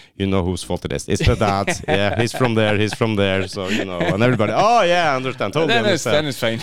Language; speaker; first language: English; non-native, fluent; Norwegian